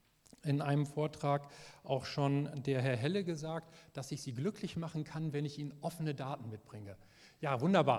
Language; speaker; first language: German; native; German